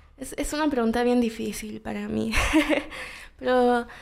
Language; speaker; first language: Spanish; native; Spanish